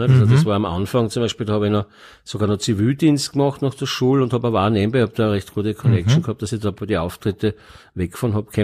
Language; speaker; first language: German; native; German